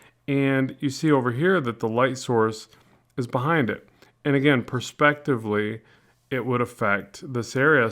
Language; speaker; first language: English; native; English